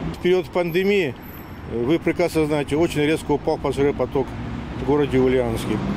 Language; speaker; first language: Russian; native; Russian